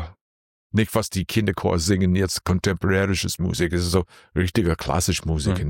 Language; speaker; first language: German; non-native, learner; English